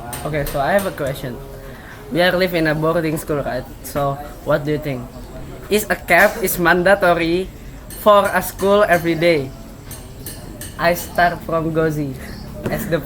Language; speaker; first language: English; non-native, learner; Indonesian